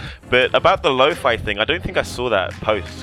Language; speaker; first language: English; native; English